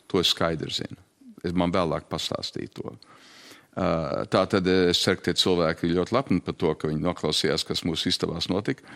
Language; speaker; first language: Latvian; early bilingual, heritage; Latvian